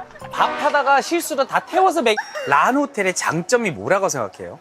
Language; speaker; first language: Korean; early bilingual, other home language; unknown